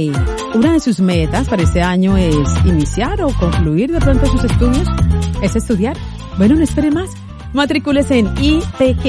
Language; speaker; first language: Spanish; native; Spanish